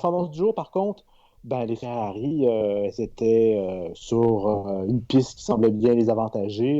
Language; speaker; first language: French; native; French